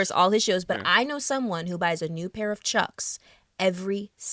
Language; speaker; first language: English; native; English